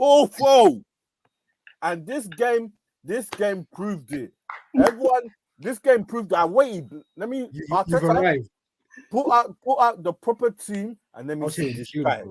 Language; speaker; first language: English; native; English